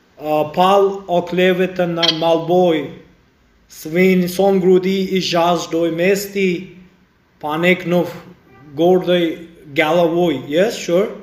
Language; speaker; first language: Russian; non-native, local second language; Uzbek